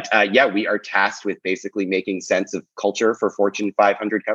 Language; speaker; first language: English; native; English